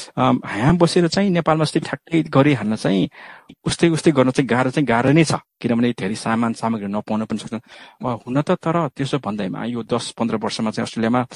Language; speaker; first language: Nepali; non-native, local second language; Newari